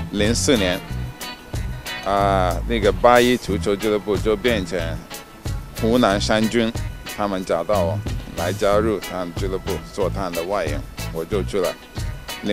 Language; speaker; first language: Chinese; non-native, fluent; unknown